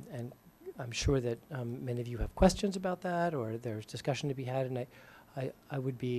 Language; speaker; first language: English; native; English